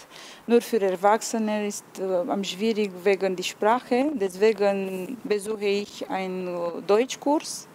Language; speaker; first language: German; non-native, learner; Romanian